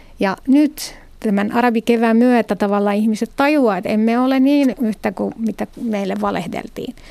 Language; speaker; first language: Finnish; non-native, fluent; Arabic